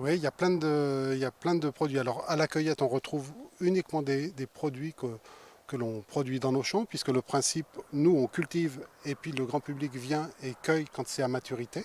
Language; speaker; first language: French; native; French